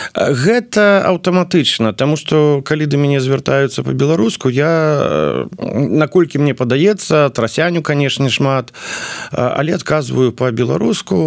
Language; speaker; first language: Belarusian; non-native, local second language; Russian